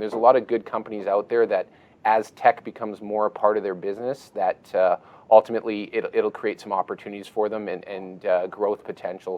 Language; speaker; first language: English; native; English